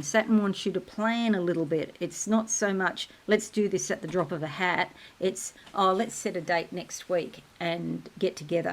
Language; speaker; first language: English; native; English